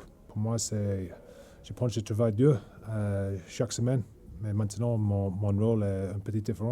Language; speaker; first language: French; non-native, learner; English